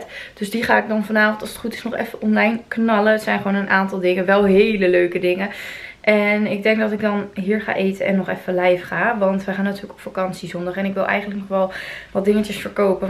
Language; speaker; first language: Dutch; native; Dutch